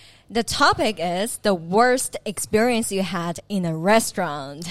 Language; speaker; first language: English; non-native, fluent; Chinese